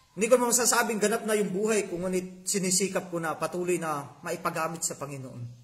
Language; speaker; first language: Filipino; native; Filipino